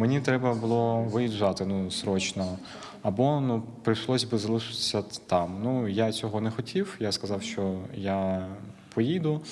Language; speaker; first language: Ukrainian; non-native, local second language; Russian